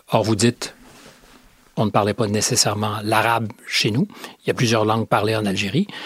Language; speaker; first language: French; native; French